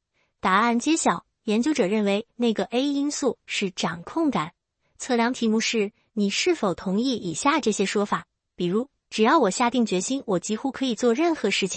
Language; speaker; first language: Chinese; native; Chinese